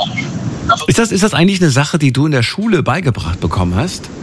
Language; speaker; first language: German; native; German